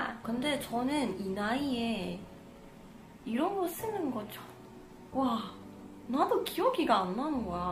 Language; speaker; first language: Korean; non-native, fluent; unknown